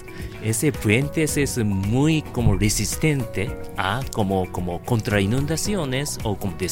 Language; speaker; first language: Spanish; non-native, learner; Japanese